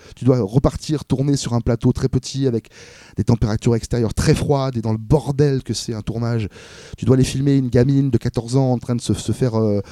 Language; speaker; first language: French; native; French